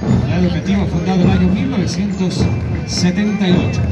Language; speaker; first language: Spanish; native; Spanish